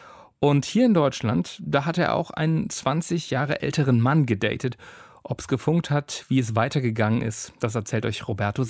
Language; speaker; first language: German; native; German